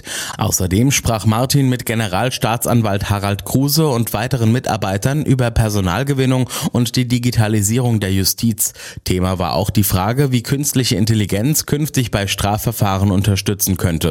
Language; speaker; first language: German; native; German